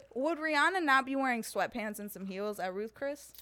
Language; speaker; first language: English; early bilingual, heritage; Serbian